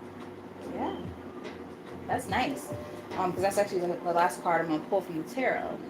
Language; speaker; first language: English; native; English